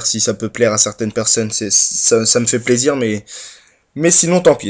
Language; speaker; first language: French; native; French